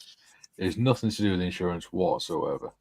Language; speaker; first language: English; native; English